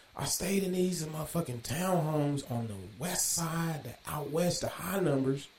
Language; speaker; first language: English; native; English